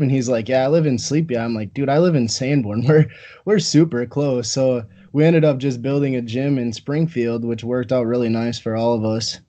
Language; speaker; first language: English; native; English